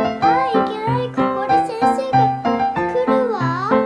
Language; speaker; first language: Japanese; early bilingual, other home language; Uyghur